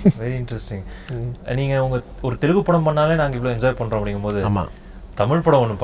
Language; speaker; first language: Tamil; native; Tamil